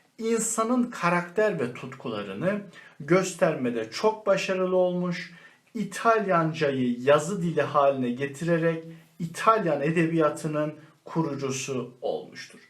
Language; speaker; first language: Turkish; native; Turkish